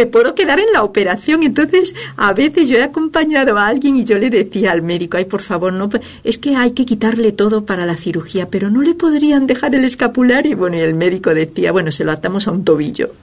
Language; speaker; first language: Spanish; native; Spanish